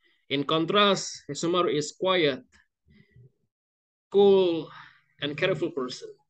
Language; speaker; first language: English; non-native, fluent; Indonesian